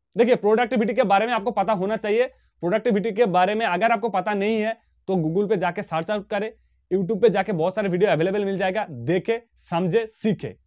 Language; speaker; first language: Hindi; non-native, local second language; Bangla